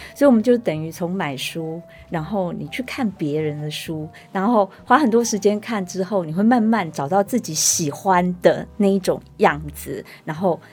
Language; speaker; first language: Chinese; non-native, local second language; Min Nan Chinese